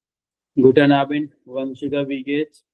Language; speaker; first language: German; non-native, fluent; Hindi